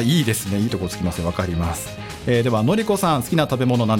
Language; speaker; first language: Japanese; native; Japanese